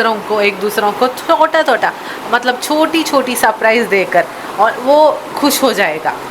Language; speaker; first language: Hindi; non-native, local second language; Malayalam